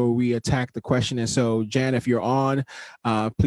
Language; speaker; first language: English; non-native, local second language; Yoruba